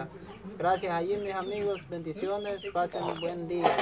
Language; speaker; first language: Spanish; native; Spanish